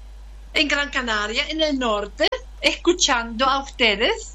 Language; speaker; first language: Spanish; non-native, learner; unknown